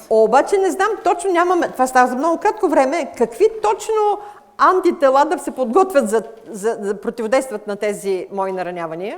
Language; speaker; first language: Bulgarian; native; Bulgarian